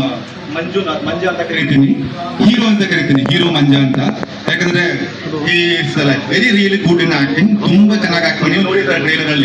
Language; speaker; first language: Kannada; non-native, local second language; Malayalam